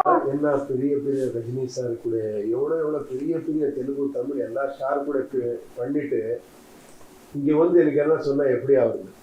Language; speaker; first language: Tamil; non-native, learner; Kannada